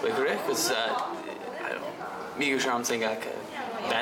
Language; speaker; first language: Korean; non-native, learner; English